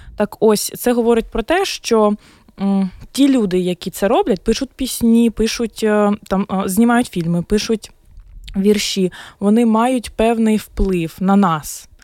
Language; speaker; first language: Ukrainian; non-native, local second language; Russian